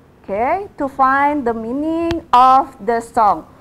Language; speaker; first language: English; non-native, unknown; Indonesian